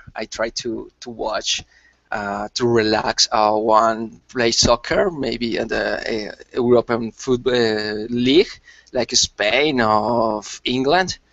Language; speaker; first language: English; non-native, learner; Spanish